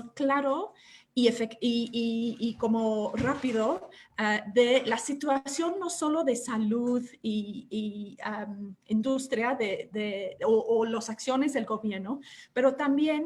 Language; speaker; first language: Spanish; non-native, fluent; English